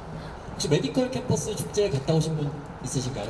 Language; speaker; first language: Korean; native; Korean